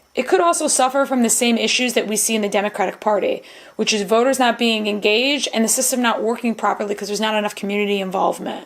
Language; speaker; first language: English; native; English